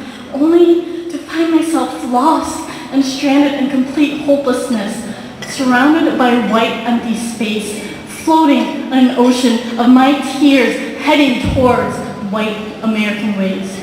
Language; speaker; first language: English; early bilingual, heritage; Vietnamese